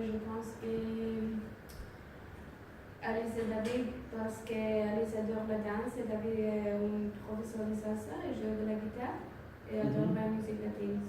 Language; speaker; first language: French; non-native, learner; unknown